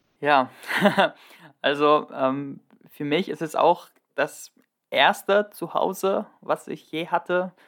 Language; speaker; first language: German; early bilingual, heritage; Greek